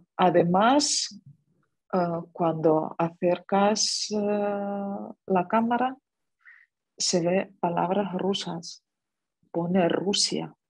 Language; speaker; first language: Spanish; non-native, fluent; Ukrainian